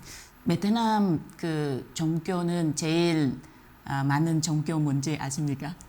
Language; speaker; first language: Korean; non-native, fluent; Vietnamese